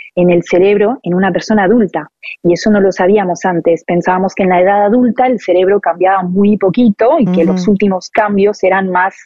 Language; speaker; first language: Spanish; non-native, fluent; French